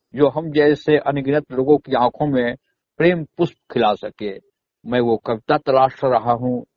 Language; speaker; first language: Hindi; native; Hindi